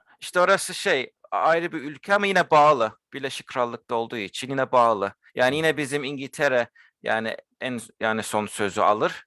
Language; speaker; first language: Turkish; early bilingual, heritage; Turkish